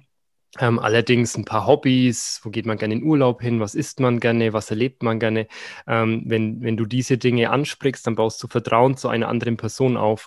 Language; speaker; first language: German; native; German